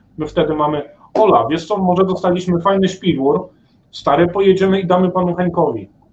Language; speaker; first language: Polish; native; Polish